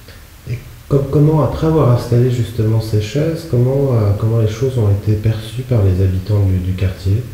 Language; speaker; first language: French; native; French